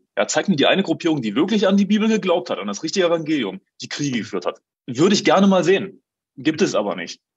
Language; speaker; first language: German; native; German